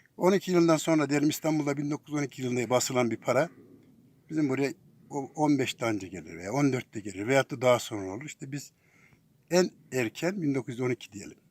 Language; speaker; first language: Turkish; native; Turkish